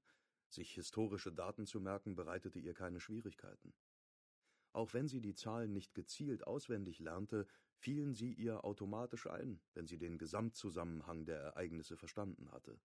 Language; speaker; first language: German; native; German